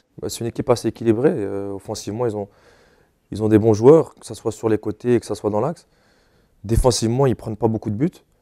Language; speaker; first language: French; native; French